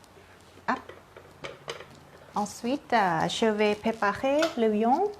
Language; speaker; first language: French; non-native, learner; Thai